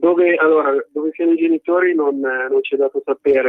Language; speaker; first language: Italian; native; Italian